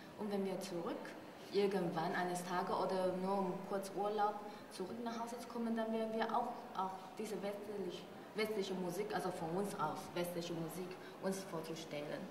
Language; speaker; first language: German; non-native, fluent; Chinese